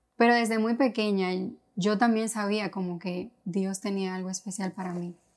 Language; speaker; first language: Spanish; native; Spanish